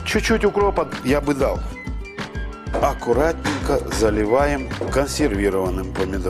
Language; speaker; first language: Russian; native; Russian